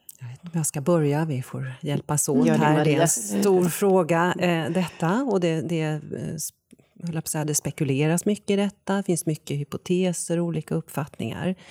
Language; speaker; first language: Swedish; native; Swedish